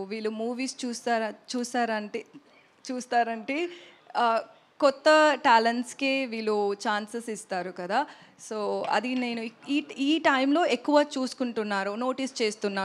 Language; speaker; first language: Telugu; non-native, learner; Tamil